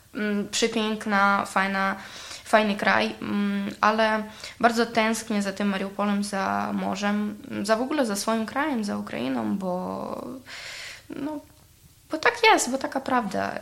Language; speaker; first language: Polish; non-native, learner; Ukrainian